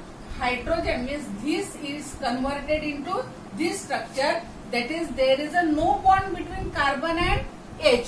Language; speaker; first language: English; non-native, local second language; Marathi